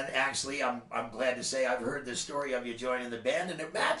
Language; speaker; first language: English; native; English